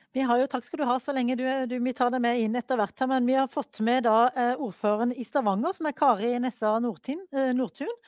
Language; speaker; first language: Norwegian; native; Norwegian